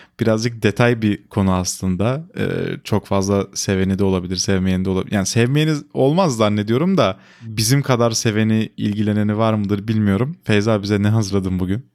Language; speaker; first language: Turkish; native; Turkish